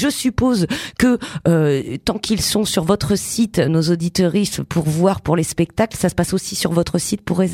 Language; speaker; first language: French; native; French